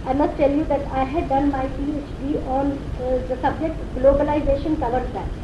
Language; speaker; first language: English; non-native, local second language; Urdu